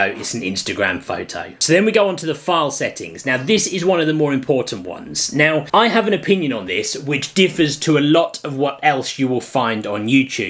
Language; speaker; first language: English; native; English